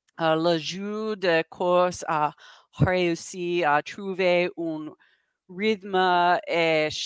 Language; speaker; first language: French; non-native, learner; English